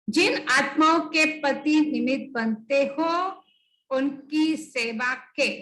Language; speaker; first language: Hindi; non-native, local second language; Bangla